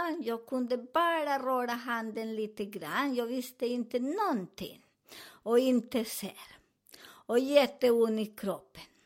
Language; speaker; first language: Swedish; non-native, learner; Spanish